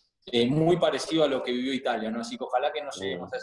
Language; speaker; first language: Spanish; native; Spanish